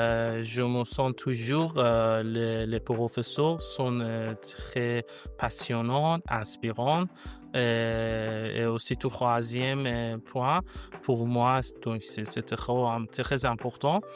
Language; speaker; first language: French; non-native, learner; Persian